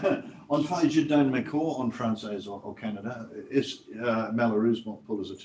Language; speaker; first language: French; non-native, learner; English